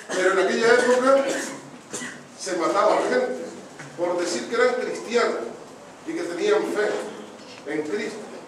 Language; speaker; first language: Spanish; native; Spanish